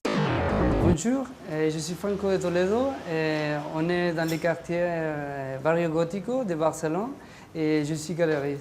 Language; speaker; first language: French; non-native, fluent; Spanish